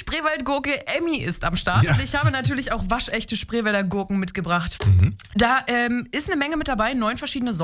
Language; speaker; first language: German; native; German